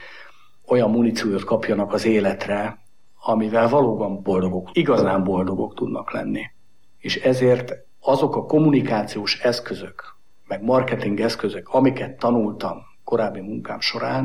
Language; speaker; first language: Hungarian; native; Hungarian